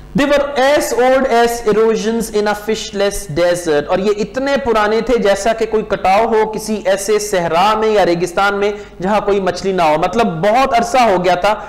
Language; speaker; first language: Urdu; non-native, local second language; Punjabi